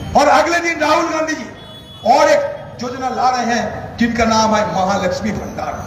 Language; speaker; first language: Hindi; non-native, local second language; Bangla